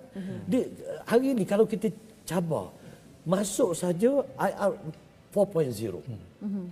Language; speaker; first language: Malay; native; Malay